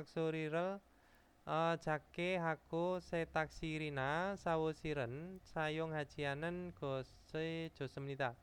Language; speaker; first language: Korean; non-native, learner; Indonesian